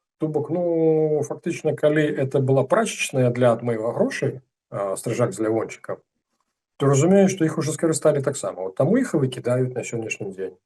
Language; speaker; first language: Belarusian; non-native, local second language; Russian